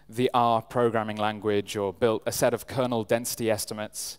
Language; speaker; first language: English; native; English